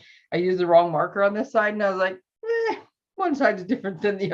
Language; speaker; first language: English; native; English